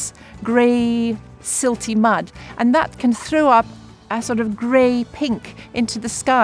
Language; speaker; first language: English; native; English